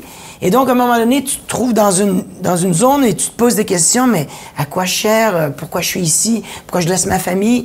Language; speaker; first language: French; native; French